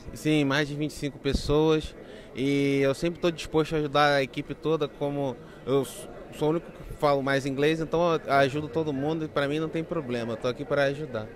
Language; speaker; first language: Portuguese; native; Portuguese